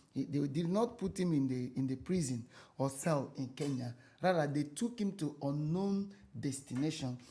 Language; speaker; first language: English; non-native, local second language; Igbo